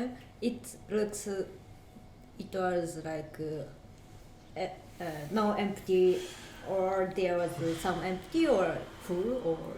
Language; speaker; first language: English; non-native, learner; Japanese